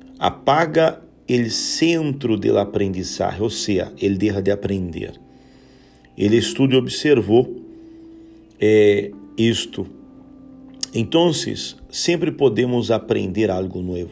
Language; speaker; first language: Portuguese; non-native, learner; Spanish